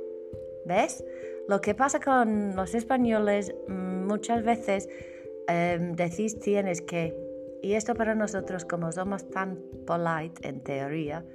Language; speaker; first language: Spanish; non-native, fluent; English